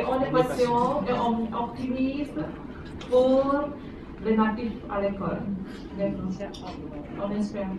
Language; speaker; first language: French; non-native, learner; Indonesian